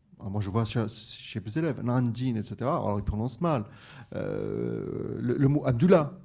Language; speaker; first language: French; native; French